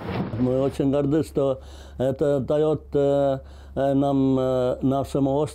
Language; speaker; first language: Russian; non-native, learner; Estonian